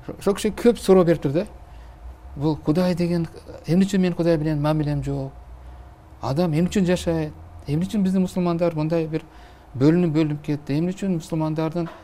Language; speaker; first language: Kyrgyz; non-native, local second language; Uzbek